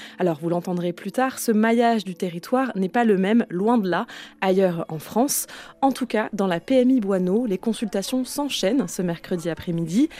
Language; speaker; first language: French; native; French